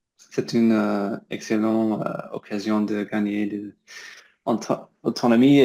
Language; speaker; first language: French; non-native, learner; English